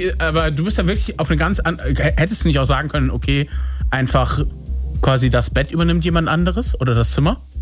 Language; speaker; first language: German; native; German